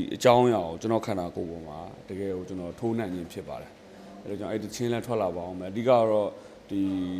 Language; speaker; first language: Burmese; native; Burmese